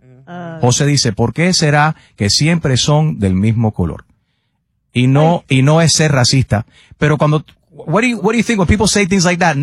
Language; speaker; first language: Spanish; early bilingual, heritage; Spanish